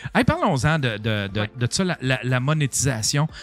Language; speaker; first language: French; native; French